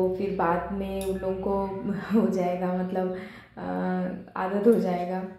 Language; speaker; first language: Hindi; non-native, local second language; Bangla